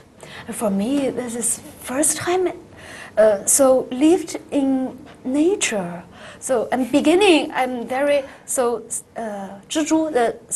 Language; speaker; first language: English; non-native, learner; Chinese